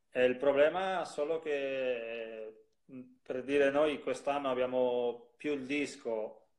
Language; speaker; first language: Italian; non-native, fluent; Polish